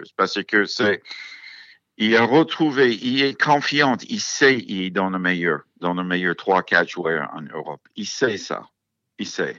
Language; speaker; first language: French; non-native, fluent; English